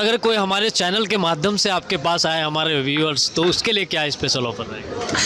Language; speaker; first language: Hindi; native; Hindi